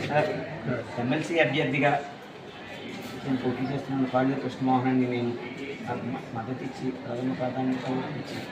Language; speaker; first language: Telugu; native; Telugu